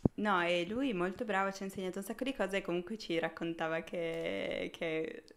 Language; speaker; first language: Italian; native; Italian